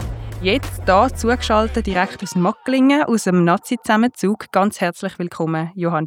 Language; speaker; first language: German; native; German